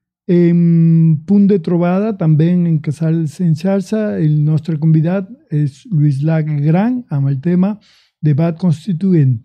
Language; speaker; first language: Catalan; non-native, learner; Spanish